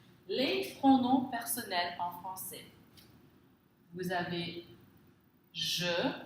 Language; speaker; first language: French; non-native, fluent; English